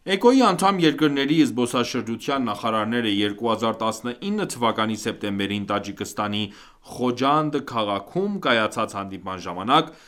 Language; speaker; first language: Armenian; early bilingual, heritage; Armenian